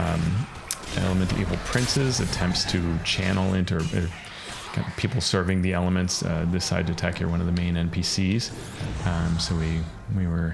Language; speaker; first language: English; native; English